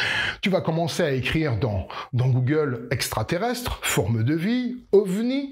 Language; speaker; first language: French; native; French